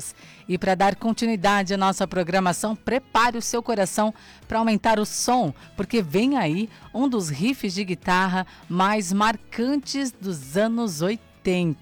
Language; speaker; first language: Portuguese; native; Portuguese